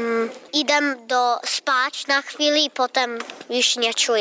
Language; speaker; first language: Polish; early bilingual, heritage; Polish